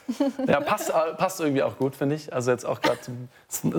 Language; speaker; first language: German; native; German